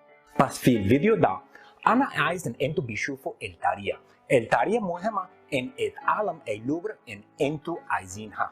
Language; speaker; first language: Arabic; non-native, learner; English